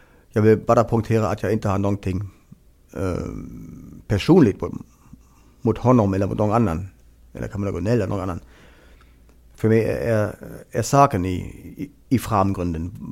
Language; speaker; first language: Swedish; non-native, fluent; German